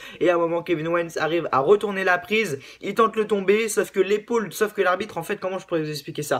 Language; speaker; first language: French; native; French